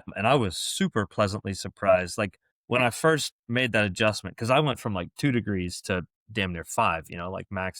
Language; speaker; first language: English; native; English